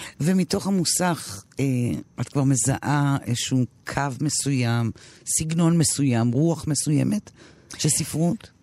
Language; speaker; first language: Hebrew; native; Hebrew